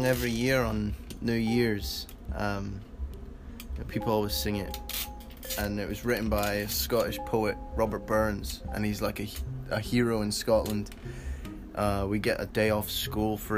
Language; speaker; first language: English; native; English